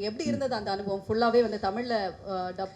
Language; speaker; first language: Tamil; native; Tamil